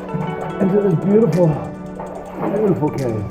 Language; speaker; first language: English; native; English